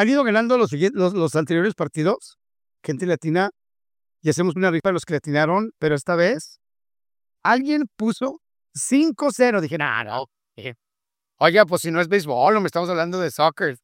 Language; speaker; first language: Spanish; native; Spanish